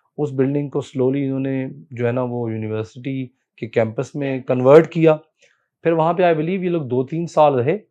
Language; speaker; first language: Urdu; native; Urdu